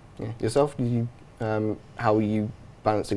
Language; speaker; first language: English; native; English